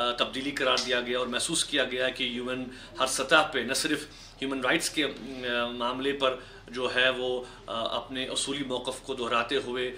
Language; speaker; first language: Urdu; non-native, local second language; Kashmiri